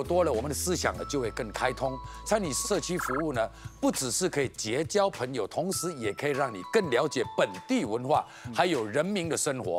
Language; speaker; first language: Chinese; native; Chinese